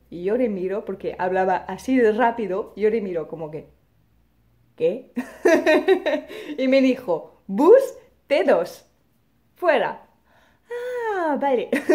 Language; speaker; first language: Spanish; non-native, fluent; French